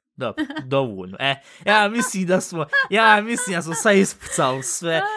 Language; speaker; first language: Bosnian; early bilingual, heritage; Bosnian